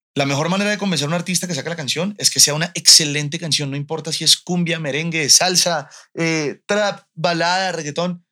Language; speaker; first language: Spanish; native; Spanish